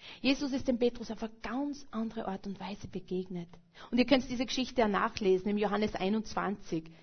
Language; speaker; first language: German; native; German